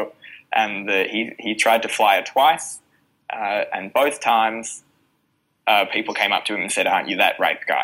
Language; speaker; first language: English; native; English